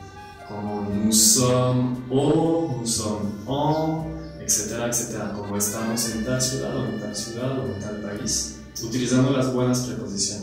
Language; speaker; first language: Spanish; non-native, fluent; French